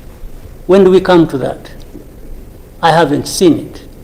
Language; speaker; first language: English; non-native, local second language; Kinyarwanda